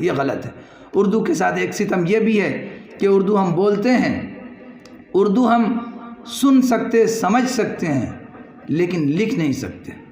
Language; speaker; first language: Urdu; native; Urdu